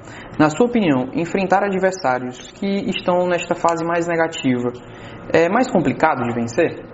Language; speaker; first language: Portuguese; native; Portuguese